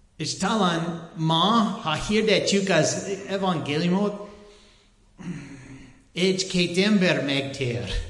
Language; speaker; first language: Hungarian; non-native, learner; English